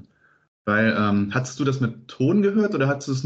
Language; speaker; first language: German; native; German